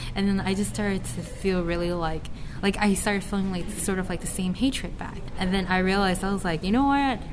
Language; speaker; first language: English; native; English